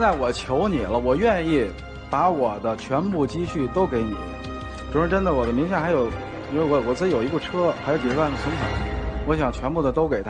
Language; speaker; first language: Chinese; native; Chinese